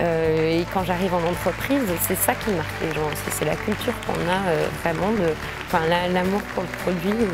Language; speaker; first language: French; native; French